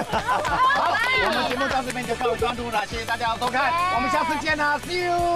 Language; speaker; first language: Chinese; native; Chinese